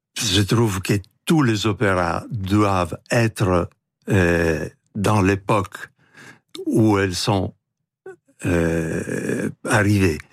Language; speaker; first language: French; non-native, fluent; Italian